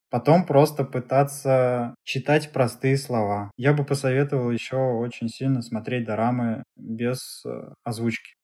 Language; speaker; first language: Russian; native; Russian